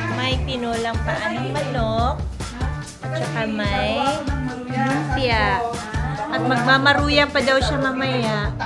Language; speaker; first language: Filipino; non-native, local second language; Cebuano